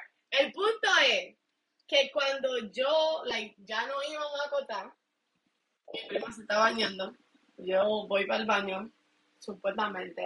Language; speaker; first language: Spanish; native; Spanish